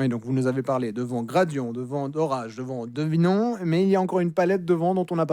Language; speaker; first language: French; native; French